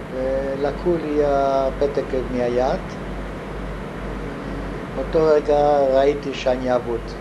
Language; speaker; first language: Hebrew; non-native, fluent; Hungarian